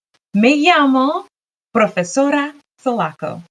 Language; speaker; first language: Spanish; non-native, fluent; English